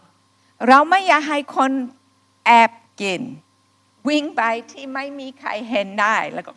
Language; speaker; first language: Thai; non-native, fluent; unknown